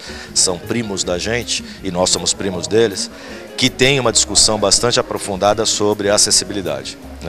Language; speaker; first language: Portuguese; native; Portuguese